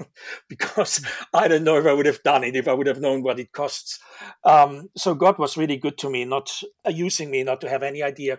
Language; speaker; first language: English; non-native, fluent; German